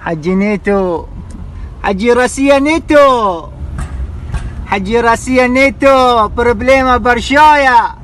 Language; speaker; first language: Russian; non-native, learner; Arabic